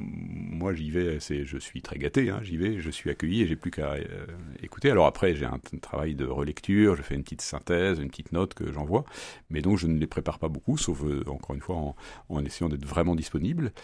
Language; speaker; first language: French; native; French